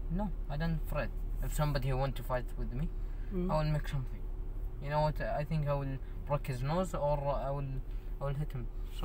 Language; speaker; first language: English; non-native, learner; Arabic